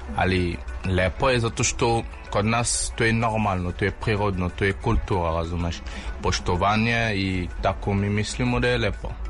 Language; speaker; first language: Serbian; non-native, learner; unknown